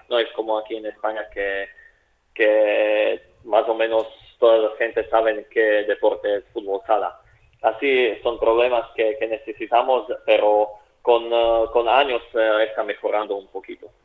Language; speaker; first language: Spanish; non-native, fluent; Slovak